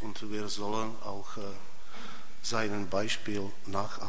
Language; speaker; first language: German; non-native, fluent; Czech